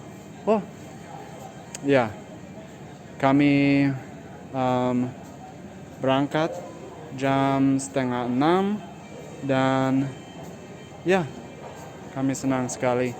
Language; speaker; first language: Indonesian; non-native, learner; English